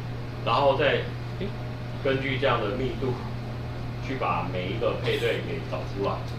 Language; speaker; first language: Chinese; native; Chinese